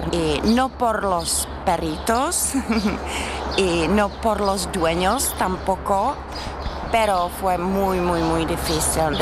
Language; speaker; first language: Spanish; non-native, learner; Czech